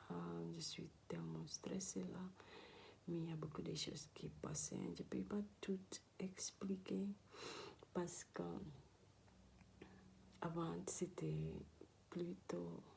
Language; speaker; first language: French; non-native, learner; Dutch